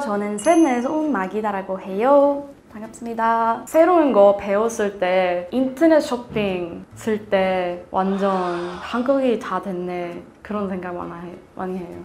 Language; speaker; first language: Korean; non-native, learner; Swedish